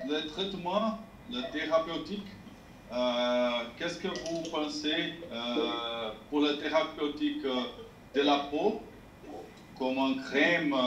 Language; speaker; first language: French; non-native, learner; Portuguese